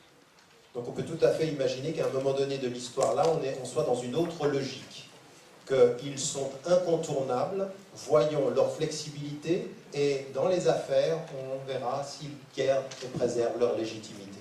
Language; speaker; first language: French; native; French